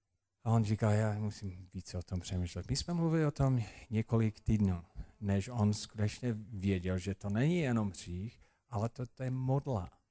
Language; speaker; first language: Czech; non-native, fluent; English